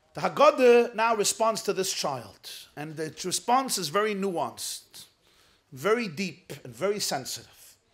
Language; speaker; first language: English; native; English